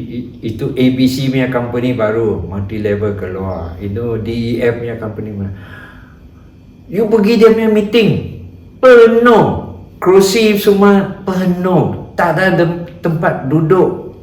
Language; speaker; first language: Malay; non-native, local second language; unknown